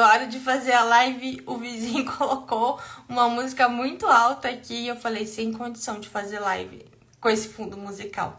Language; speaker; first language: Portuguese; native; Portuguese